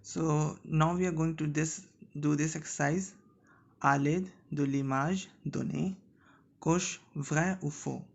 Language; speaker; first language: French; non-native, learner; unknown